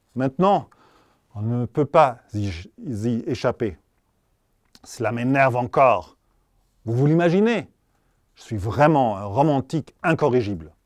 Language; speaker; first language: French; non-native, fluent; German